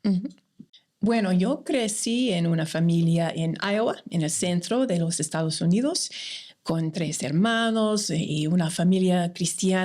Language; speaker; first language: Spanish; non-native, fluent; English